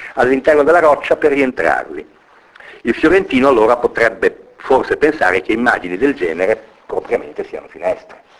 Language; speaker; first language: Italian; native; Italian